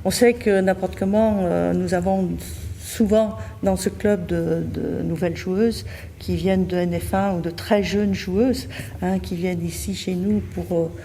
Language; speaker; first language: French; native; French